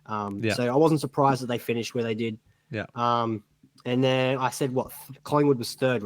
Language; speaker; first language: English; native; English